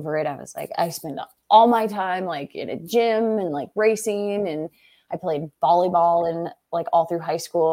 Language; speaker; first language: English; native; English